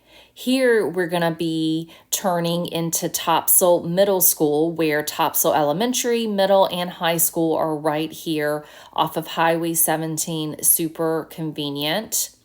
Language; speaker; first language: English; native; English